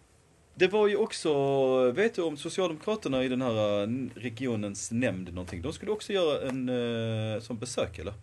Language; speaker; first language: Swedish; native; Swedish